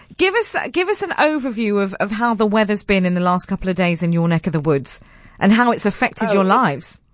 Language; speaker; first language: English; native; English